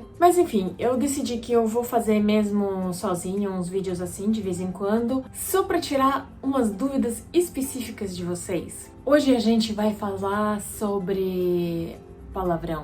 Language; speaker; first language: Portuguese; non-native, fluent; Russian